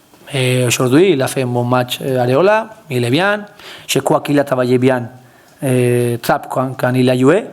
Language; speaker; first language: French; non-native, learner; Spanish